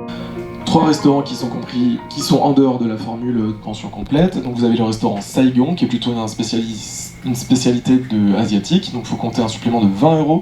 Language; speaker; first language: French; native; French